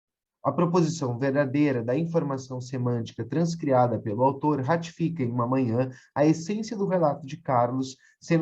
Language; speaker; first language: Portuguese; native; Portuguese